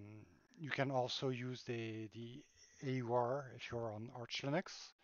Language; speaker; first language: English; non-native, fluent; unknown